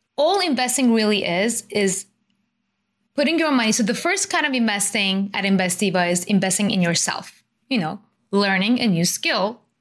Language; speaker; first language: English; non-native, fluent; Persian